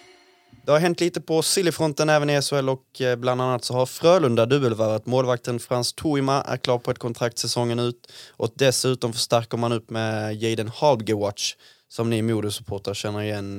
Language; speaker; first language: Swedish; native; Swedish